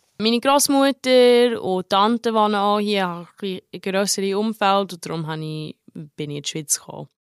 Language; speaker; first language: German; early bilingual, heritage; German